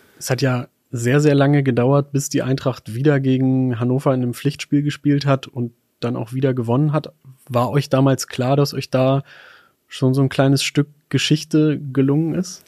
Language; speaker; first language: German; native; German